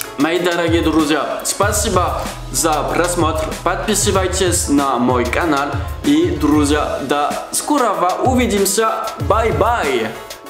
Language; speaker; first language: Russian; non-native, learner; French